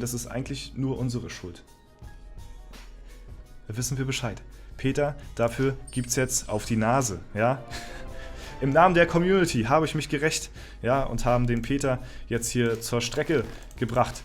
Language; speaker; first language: German; native; German